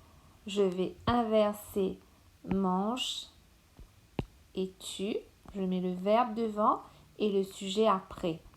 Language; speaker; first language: French; non-native, local second language; Morisyen